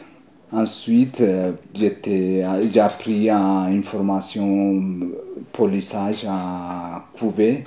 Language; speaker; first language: French; non-native, learner; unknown